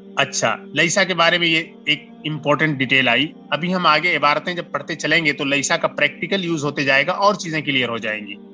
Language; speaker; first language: Urdu; native; Urdu